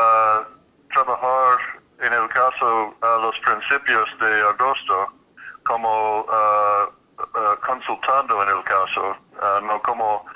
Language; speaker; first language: Spanish; non-native, fluent; English